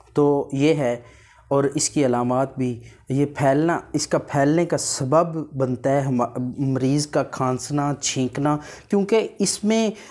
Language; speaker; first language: Urdu; native; Urdu